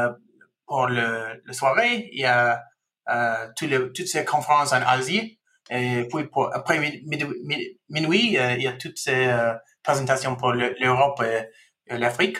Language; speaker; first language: French; non-native, fluent; English